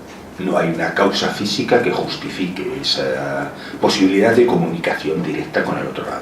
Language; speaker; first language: Spanish; native; Spanish